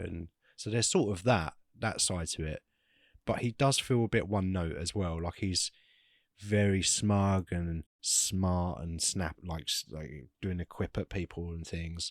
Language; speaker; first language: English; native; English